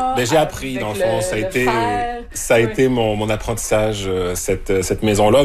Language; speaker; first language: French; native; French